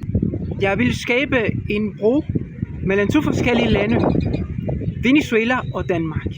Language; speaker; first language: Danish; non-native, learner; Spanish